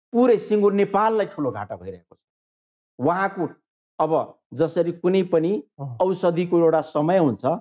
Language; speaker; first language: Nepali; non-native, local second language; Maithili